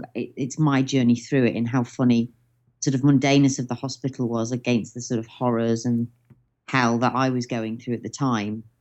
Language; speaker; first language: English; native; English